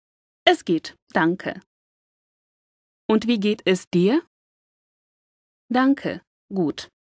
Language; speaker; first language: German; non-native, fluent; Lithuanian